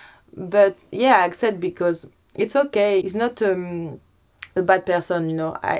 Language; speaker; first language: English; non-native, learner; French